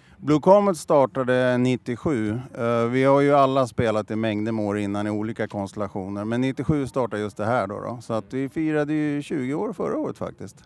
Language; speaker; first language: Swedish; native; Swedish